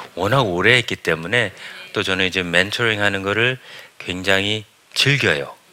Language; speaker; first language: Korean; early bilingual, heritage; Korean